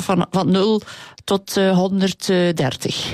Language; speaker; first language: Dutch; native; Dutch